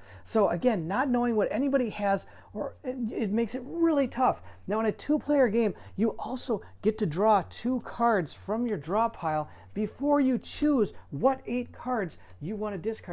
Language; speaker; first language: English; native; English